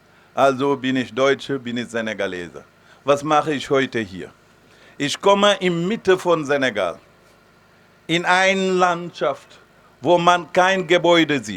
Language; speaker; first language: German; non-native, fluent; Wolof